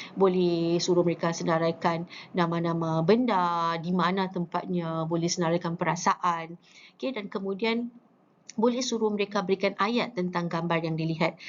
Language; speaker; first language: Malay; native; Malay